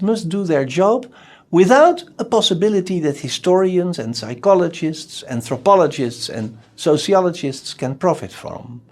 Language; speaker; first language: English; non-native, fluent; Dutch